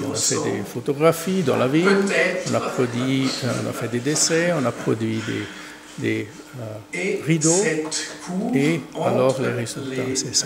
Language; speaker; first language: French; non-native, learner; German